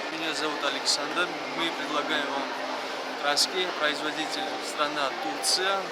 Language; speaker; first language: Russian; non-native, fluent; Georgian